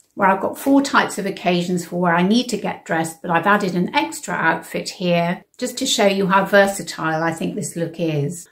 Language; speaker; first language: English; native; English